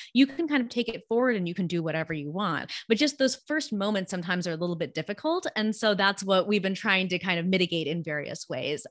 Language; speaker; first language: English; early bilingual, other home language; Gujarati